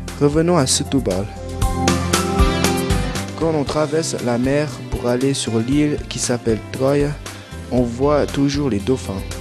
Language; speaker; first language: French; early bilingual, other home language; Portuguese